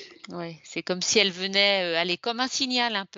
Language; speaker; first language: French; native; French